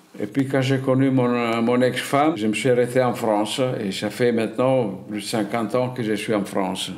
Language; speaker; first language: French; non-native, fluent; Italian